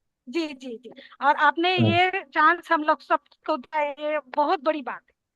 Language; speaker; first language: Hindi; non-native, fluent; Bangla